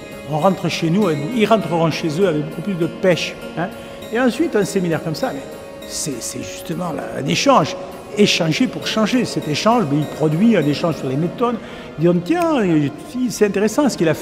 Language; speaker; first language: French; native; French